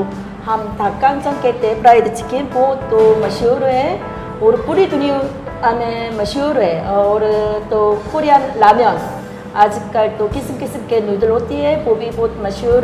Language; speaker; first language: Hindi; non-native, learner; Korean